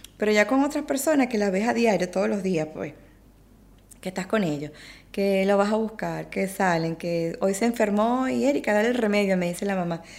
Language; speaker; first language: Spanish; native; Spanish